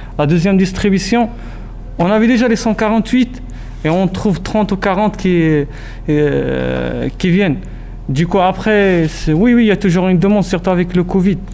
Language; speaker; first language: French; non-native, local second language; Arabic